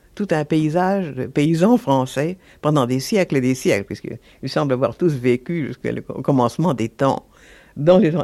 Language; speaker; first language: French; native; French